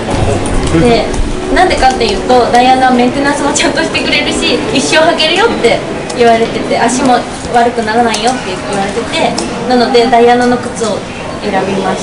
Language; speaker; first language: Japanese; native; Japanese